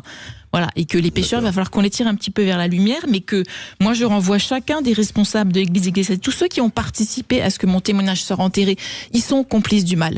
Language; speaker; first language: French; native; French